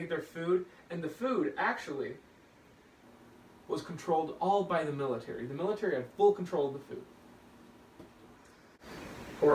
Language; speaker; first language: English; native; English